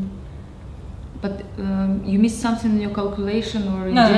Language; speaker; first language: English; non-native, fluent; Russian